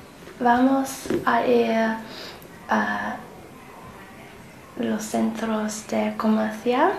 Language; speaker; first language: Spanish; non-native, learner; English